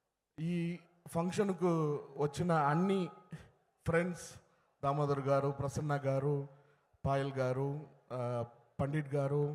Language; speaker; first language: Telugu; non-native, learner; Tamil